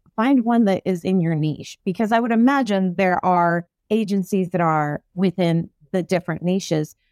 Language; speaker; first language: English; native; English